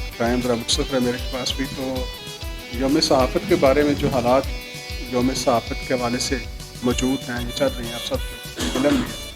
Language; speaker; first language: Urdu; non-native, local second language; Punjabi